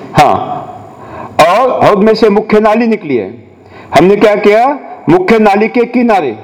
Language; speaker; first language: Hindi; non-native, local second language; Marathi